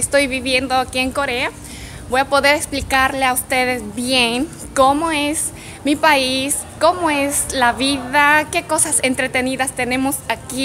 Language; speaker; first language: Spanish; non-native, fluent; Korean